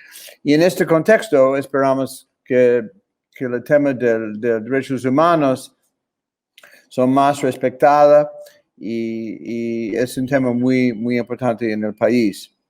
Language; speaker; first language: Spanish; non-native, fluent; English